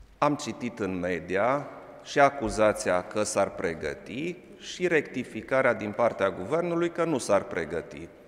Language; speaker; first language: Romanian; non-native, local second language; German